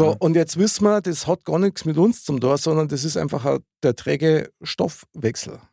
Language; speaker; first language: German; native; German